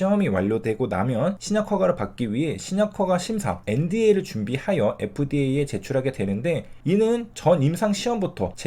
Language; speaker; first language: Korean; native; Korean